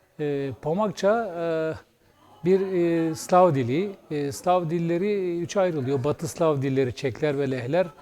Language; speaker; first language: Turkish; non-native, local second language; Bulgarian